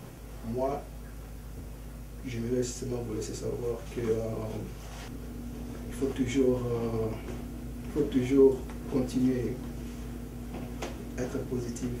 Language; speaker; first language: French; early bilingual, other home language; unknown